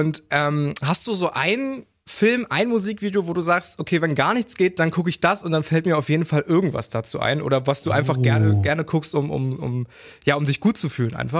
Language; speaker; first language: German; native; German